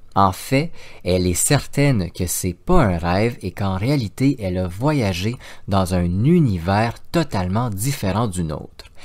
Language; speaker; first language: French; native; French